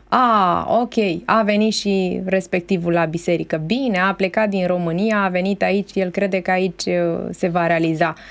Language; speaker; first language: Romanian; native; Romanian